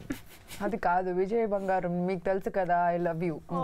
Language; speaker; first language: Telugu; non-native, fluent; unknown